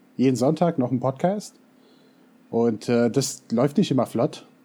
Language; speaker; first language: German; non-native, fluent; English